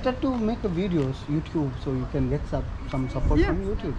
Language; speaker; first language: English; non-native, learner; Telugu